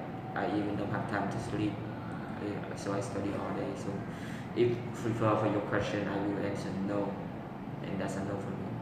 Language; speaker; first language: English; non-native, learner; Vietnamese